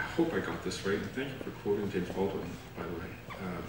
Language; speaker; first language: English; native; English